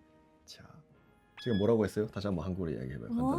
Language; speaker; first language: Korean; non-native, fluent; Japanese